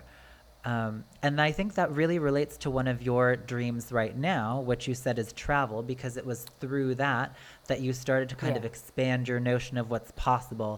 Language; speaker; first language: English; native; English